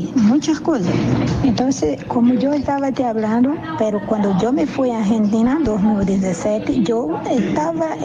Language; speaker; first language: Spanish; non-native, learner; Portuguese